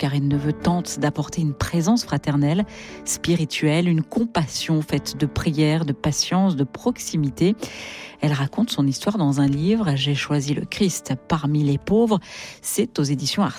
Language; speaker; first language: French; native; French